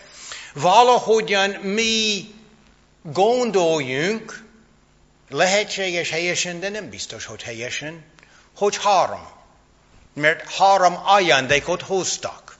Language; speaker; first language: Hungarian; non-native, fluent; English